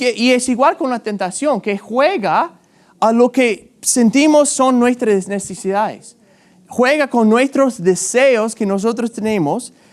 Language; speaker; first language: Spanish; non-native, fluent; English